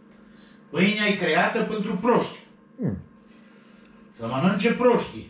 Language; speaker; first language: Romanian; native; Romanian